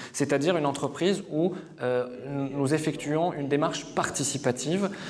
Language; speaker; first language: French; non-native, fluent; Arabic